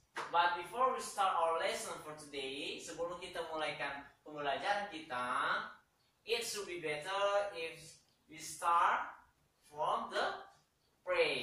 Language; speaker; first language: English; non-native, learner; Indonesian